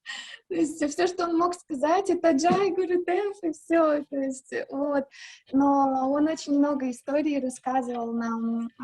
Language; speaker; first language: Russian; native; Russian